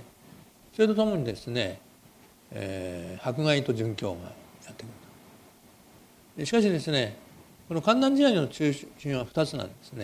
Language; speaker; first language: Japanese; native; Japanese